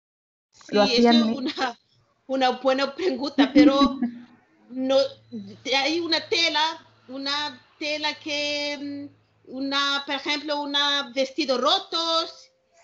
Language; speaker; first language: Spanish; non-native, learner; Malagasy